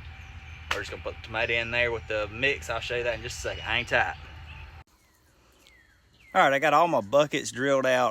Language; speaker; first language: English; native; English